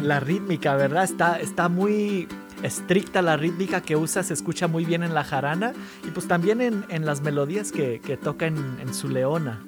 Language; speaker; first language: Spanish; early bilingual, heritage; Spanish